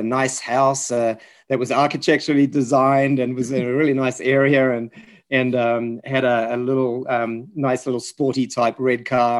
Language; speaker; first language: English; native; English